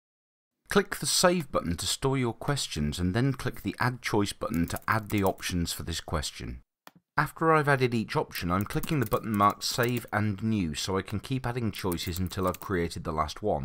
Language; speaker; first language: English; native; English